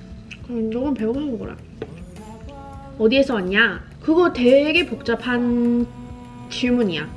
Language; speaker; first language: Korean; non-native, fluent; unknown